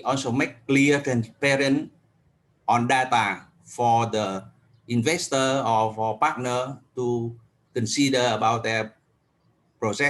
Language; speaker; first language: English; non-native, learner; Vietnamese